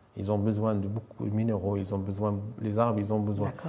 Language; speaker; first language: French; non-native, local second language; Arabic